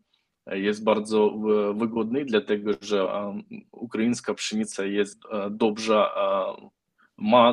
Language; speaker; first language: Polish; non-native, learner; Ukrainian